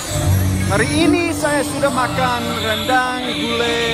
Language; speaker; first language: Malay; non-native, fluent; English